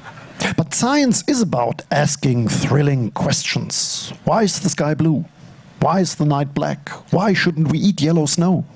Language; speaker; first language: English; non-native, fluent; German